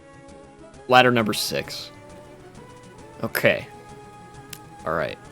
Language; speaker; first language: English; native; English